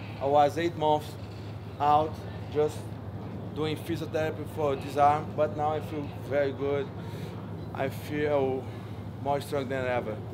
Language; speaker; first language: English; non-native, learner; Portuguese